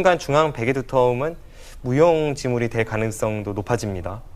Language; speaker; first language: Korean; native; Korean